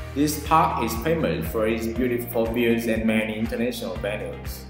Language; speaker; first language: English; non-native, fluent; Vietnamese